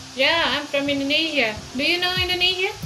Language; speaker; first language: English; non-native, learner; Indonesian